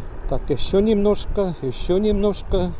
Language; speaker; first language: Russian; non-native, local second language; Estonian